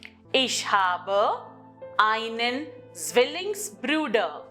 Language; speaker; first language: German; non-native, fluent; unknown